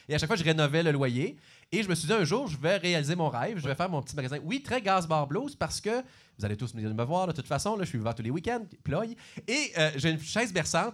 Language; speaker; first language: French; native; French